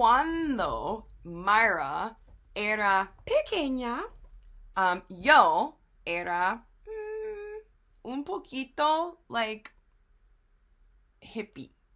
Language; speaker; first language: Spanish; non-native, fluent; English